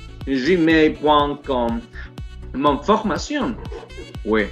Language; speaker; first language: French; non-native, learner; Spanish